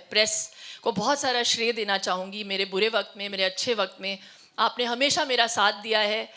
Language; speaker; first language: Hindi; non-native, local second language; Tulu